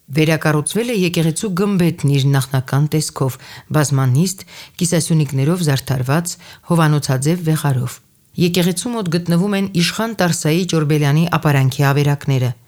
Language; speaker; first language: Armenian; native; Armenian